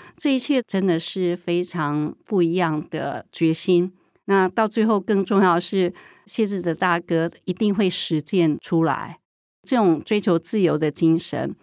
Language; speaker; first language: Chinese; native; Chinese